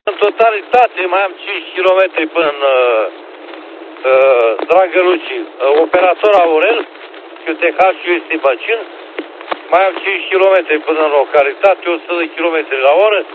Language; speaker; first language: Romanian; native; Romanian